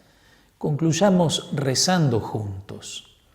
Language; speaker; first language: Spanish; native; Spanish